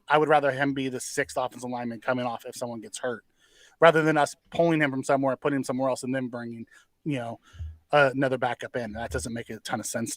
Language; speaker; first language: English; native; English